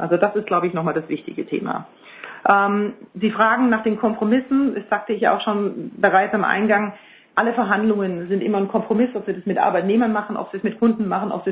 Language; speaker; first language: German; native; German